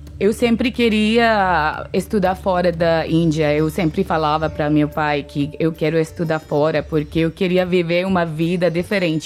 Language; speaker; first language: Portuguese; non-native, learner; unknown